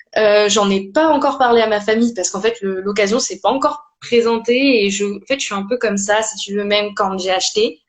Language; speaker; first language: French; early bilingual, other home language; Portuguese